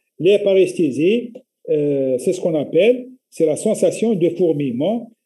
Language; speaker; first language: French; non-native, local second language; Arabic